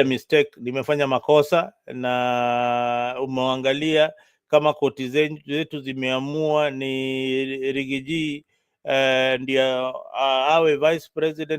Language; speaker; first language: Swahili; non-native, local second language; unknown